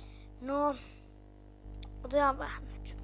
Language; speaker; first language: Finnish; native; Finnish